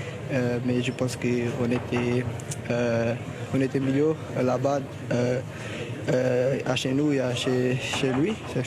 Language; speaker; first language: French; non-native, learner; Portuguese